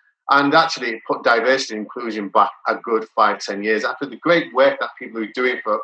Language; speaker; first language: English; native; English